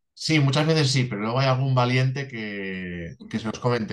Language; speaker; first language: Spanish; native; Spanish